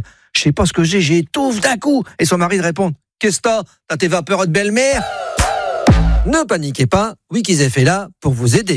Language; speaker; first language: French; native; French